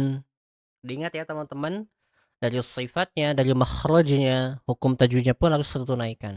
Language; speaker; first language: Indonesian; native; Indonesian